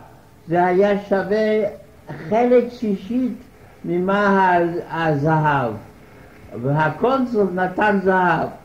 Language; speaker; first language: Hebrew; non-native, fluent; Yiddish